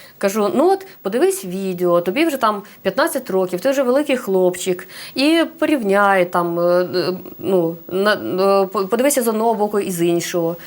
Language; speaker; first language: Ukrainian; non-native, local second language; Russian